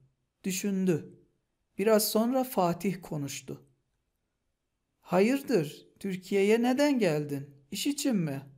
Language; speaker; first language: Turkish; non-native, fluent; Persian